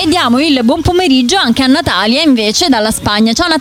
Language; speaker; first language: Italian; native; Italian